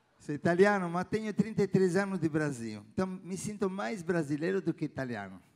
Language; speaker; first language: Portuguese; non-native, fluent; Italian